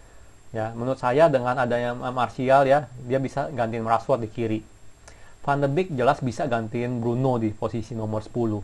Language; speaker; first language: Indonesian; native; Indonesian